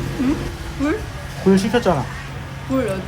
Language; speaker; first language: Korean; non-native, learner; Vietnamese